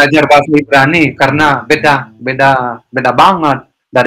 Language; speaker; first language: Indonesian; non-native, fluent; Hebrew